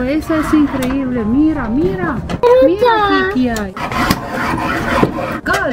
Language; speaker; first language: Spanish; non-native, fluent; Italian